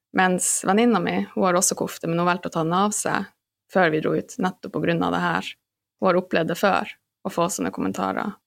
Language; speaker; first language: Norwegian; native; Norwegian